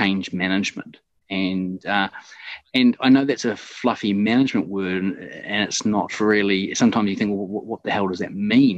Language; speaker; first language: English; native; English